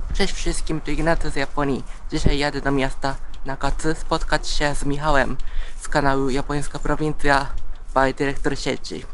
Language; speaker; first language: Polish; non-native, fluent; Japanese